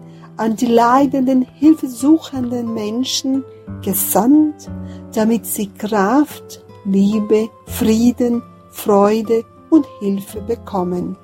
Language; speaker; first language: German; non-native, fluent; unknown